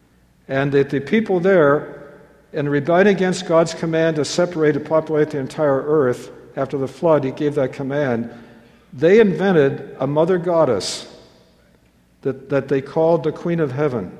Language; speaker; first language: English; native; English